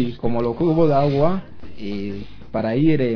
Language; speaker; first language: Spanish; non-native, learner; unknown